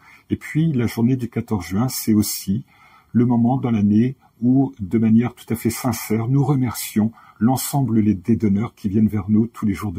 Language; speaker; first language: French; native; French